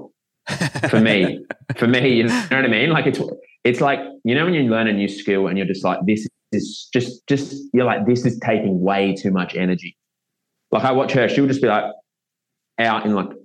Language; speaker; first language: English; native; English